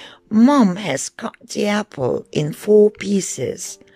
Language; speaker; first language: English; non-native, fluent; Turkish